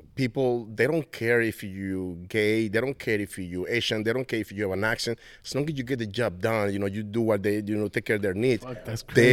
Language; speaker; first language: English; non-native, fluent; Spanish